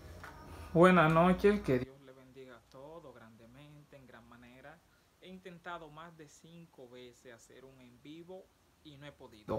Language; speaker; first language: Spanish; native; Spanish